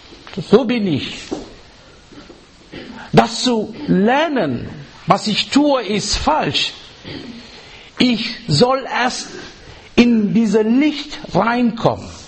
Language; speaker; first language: German; non-native, learner; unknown